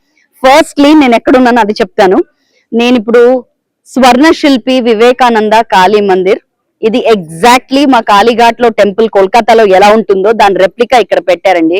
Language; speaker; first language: Telugu; non-native, local second language; Bangla